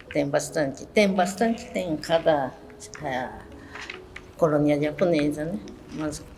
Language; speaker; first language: Portuguese; non-native, learner; Japanese